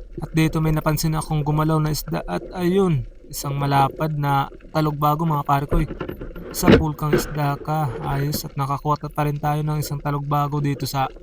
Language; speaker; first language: Filipino; non-native, local second language; Bikol